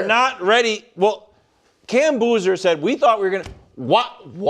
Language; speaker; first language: English; native; English